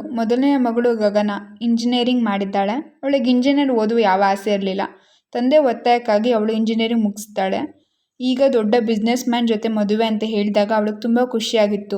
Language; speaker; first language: Kannada; native; Kannada